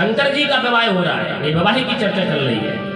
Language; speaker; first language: Hindi; native; Hindi